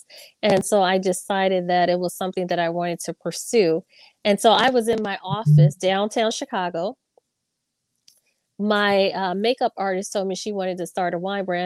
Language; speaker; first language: English; native; English